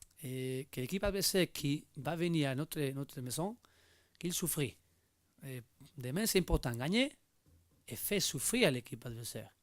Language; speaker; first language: French; non-native, learner; Spanish